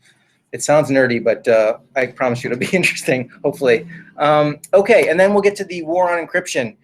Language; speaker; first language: English; native; English